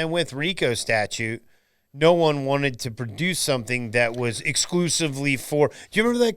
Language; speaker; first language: English; native; English